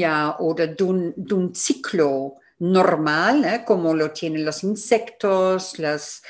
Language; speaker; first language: Spanish; non-native, fluent; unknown